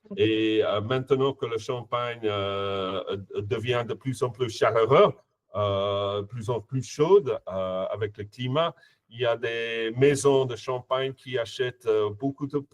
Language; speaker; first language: French; non-native, fluent; English